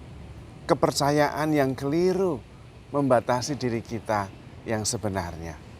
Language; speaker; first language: Indonesian; native; Indonesian